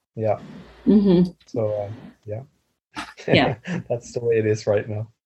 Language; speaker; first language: English; non-native, fluent; Dutch